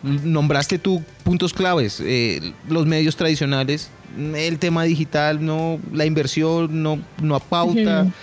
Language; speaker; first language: Spanish; native; Spanish